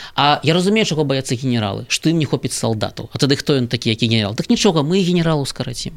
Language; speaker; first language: Belarusian; native; Belarusian